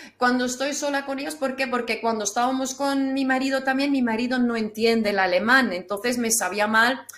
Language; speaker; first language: Spanish; non-native, fluent; Dutch